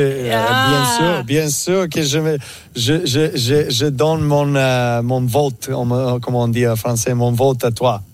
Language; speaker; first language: French; non-native, learner; Serbian